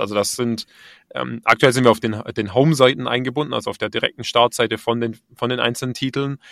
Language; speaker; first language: German; native; German